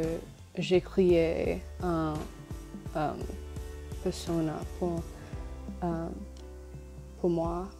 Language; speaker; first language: French; non-native, learner; English